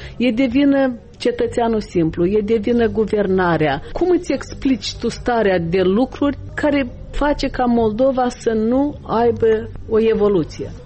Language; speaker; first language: Romanian; native; Romanian